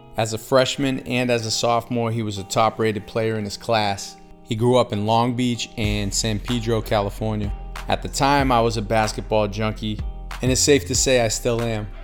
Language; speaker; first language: English; native; English